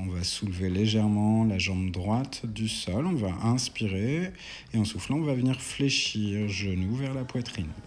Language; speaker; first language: French; native; French